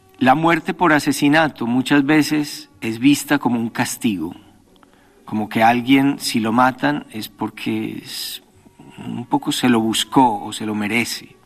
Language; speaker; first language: Spanish; native; Spanish